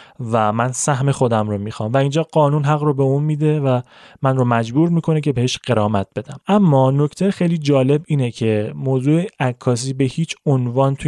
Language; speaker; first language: Persian; native; Persian